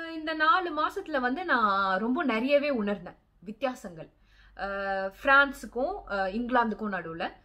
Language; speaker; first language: Tamil; early bilingual, heritage; Tamil